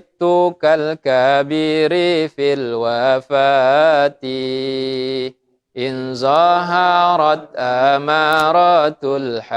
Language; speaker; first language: Arabic; non-native, fluent; Indonesian